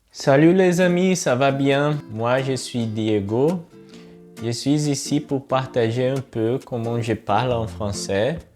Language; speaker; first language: French; non-native, fluent; Portuguese